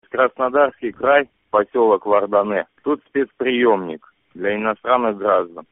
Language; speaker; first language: Russian; native; Russian